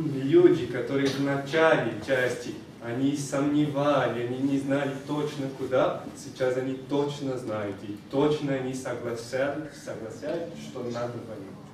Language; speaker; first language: Russian; non-native, fluent; Portuguese